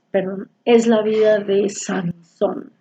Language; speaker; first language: Spanish; native; Spanish